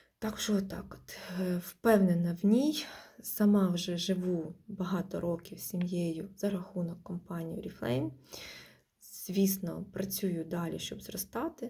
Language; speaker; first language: Ukrainian; non-native, local second language; Russian